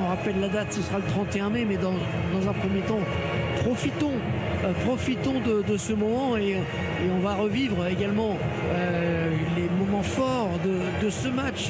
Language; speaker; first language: French; native; French